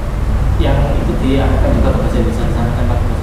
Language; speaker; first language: Indonesian; native; Indonesian